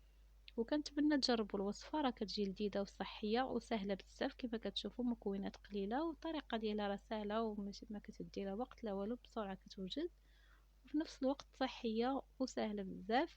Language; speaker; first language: Arabic; native; Arabic